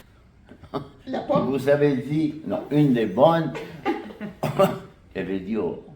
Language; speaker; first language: French; non-native, fluent; Spanish